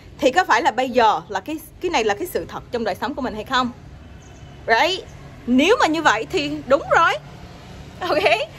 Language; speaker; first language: Vietnamese; early bilingual, heritage; Vietnamese